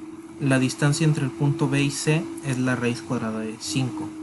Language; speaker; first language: Spanish; native; Spanish